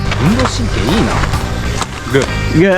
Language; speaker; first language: Japanese; native; Japanese